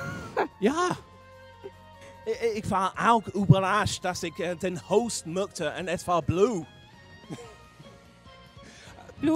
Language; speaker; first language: German; non-native, fluent; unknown